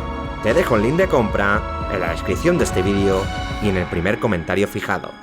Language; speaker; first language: Spanish; native; Spanish